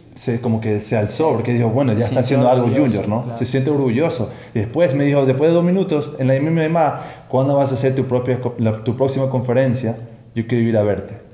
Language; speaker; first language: Spanish; non-native, fluent; English